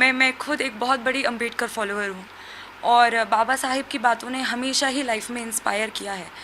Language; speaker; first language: Hindi; native; Hindi